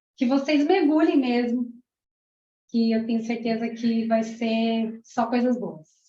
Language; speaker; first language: Portuguese; early bilingual, other home language; Spanish